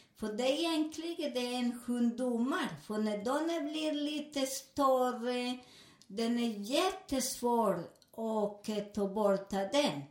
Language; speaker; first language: Swedish; non-native, learner; Spanish